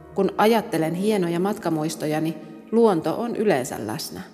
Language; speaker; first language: Finnish; non-native, fluent; Portuguese